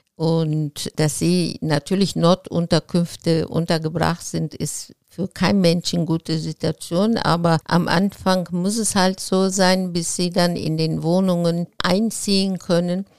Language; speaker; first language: German; non-native, fluent; Turkish